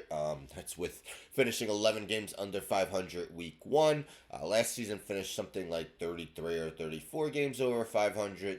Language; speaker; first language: English; native; English